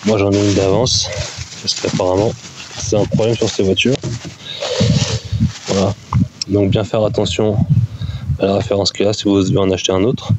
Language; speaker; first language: French; native; French